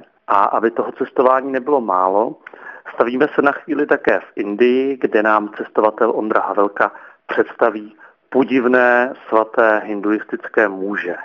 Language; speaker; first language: Czech; native; Czech